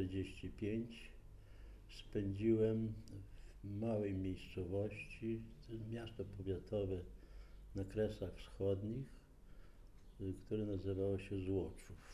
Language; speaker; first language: Polish; native; Polish